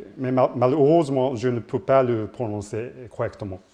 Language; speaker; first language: French; non-native, learner; Japanese